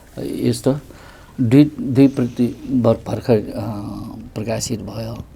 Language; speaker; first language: Nepali; non-native, local second language; Newari